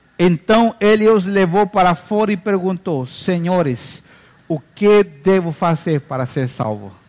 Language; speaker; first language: Portuguese; non-native, fluent; Spanish